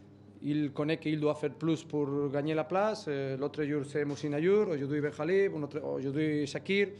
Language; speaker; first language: French; non-native, learner; Spanish